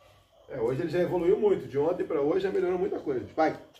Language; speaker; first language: Portuguese; native; Portuguese